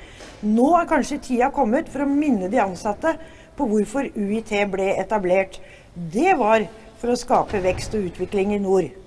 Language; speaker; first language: Norwegian; native; Norwegian